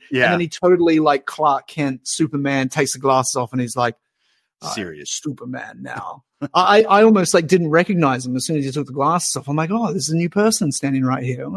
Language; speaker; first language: English; native; English